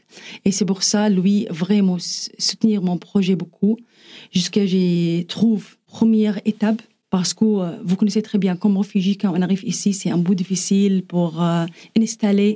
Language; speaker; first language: French; non-native, learner; Arabic